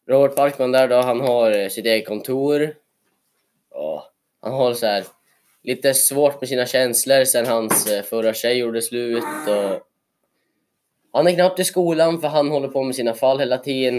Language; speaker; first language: Swedish; native; Swedish